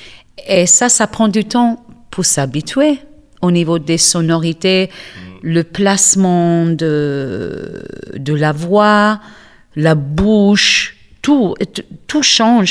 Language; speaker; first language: French; non-native, fluent; English